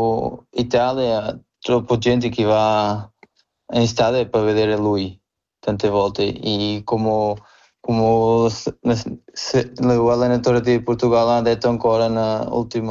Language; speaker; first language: Italian; non-native, learner; Portuguese